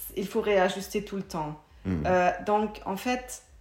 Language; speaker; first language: French; non-native, fluent; German